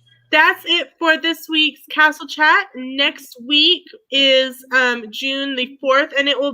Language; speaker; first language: English; native; English